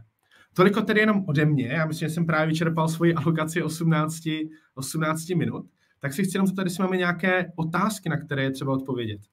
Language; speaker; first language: Czech; native; Czech